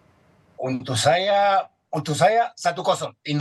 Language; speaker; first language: Indonesian; non-native, fluent; Spanish